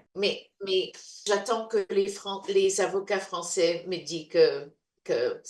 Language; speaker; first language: French; non-native, fluent; English